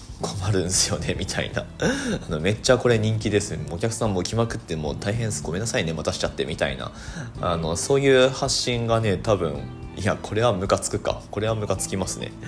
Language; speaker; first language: Japanese; native; Japanese